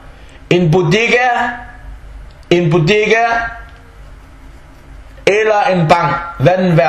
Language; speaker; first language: Danish; early bilingual, other home language; Arabic